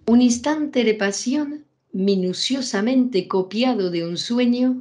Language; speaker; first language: Spanish; native; Spanish